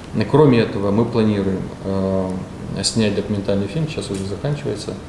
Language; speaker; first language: Russian; non-native, local second language; Romanian